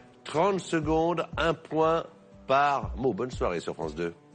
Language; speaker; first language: French; native; French